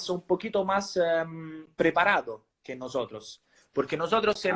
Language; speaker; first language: Spanish; non-native, fluent; Italian